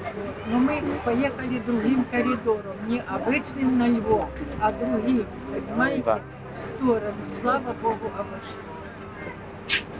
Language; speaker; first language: Russian; native; Russian